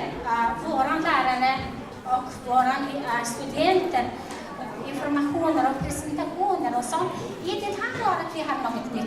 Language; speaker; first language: Swedish; non-native, fluent; Mongolian